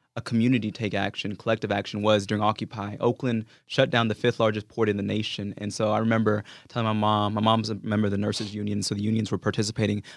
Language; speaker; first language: English; native; English